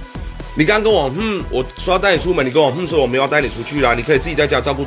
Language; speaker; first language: Chinese; native; Chinese